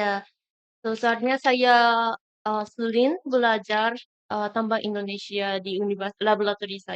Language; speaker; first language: Indonesian; non-native, learner; Japanese